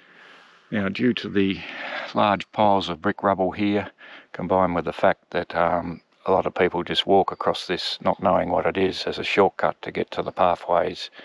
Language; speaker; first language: English; native; English